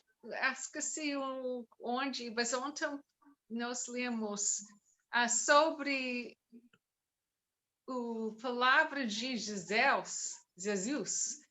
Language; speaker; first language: Portuguese; non-native, learner; English